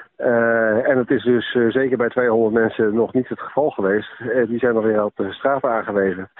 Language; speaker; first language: Dutch; native; Dutch